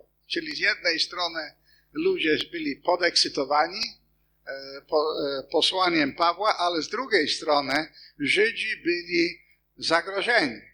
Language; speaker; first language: Polish; non-native, fluent; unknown